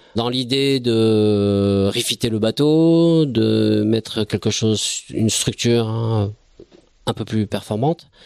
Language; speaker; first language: French; native; French